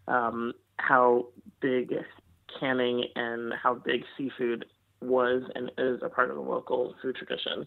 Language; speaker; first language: English; native; English